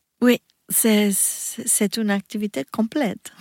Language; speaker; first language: French; non-native, learner; Italian